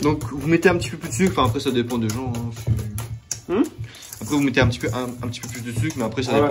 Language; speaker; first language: French; native; French